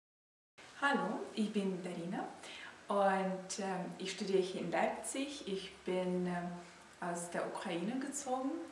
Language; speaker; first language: German; non-native, fluent; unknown